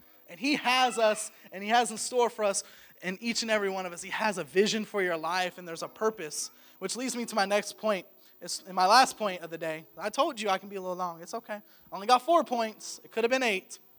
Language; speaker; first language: English; native; English